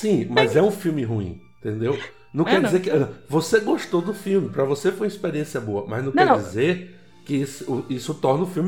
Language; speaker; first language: Portuguese; native; Portuguese